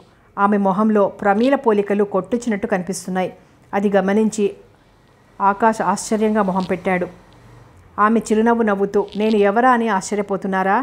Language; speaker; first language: Telugu; native; Telugu